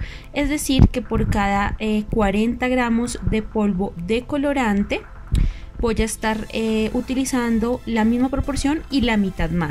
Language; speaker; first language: Spanish; native; Spanish